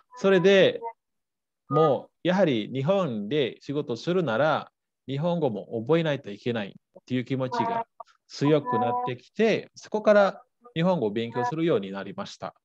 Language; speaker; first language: Japanese; non-native, fluent; Balinese